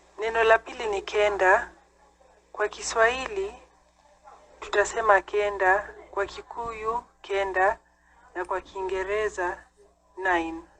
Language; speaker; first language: Swahili; non-native, local second language; Kikuyu